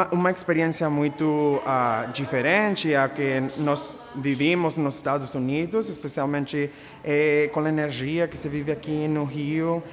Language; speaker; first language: Portuguese; non-native, fluent; Spanish